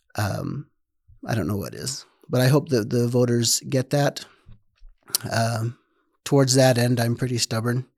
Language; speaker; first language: English; native; English